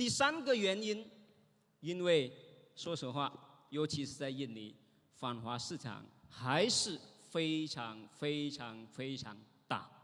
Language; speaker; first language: Chinese; non-native, fluent; Indonesian